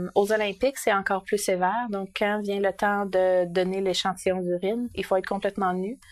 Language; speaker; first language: French; native; French